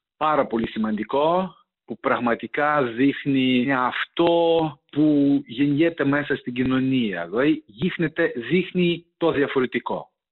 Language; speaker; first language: Greek; non-native, fluent; Ukrainian